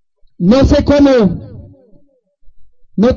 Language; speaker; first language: Spanish; non-native, local second language; Tzotzil